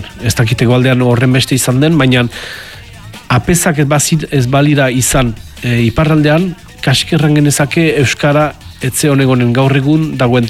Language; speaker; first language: Basque; native; Basque